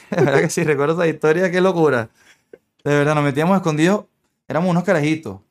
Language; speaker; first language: Spanish; native; Spanish